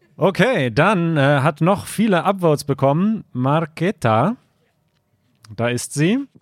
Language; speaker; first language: German; native; German